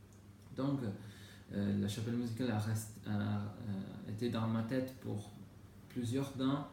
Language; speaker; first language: French; non-native, learner; Italian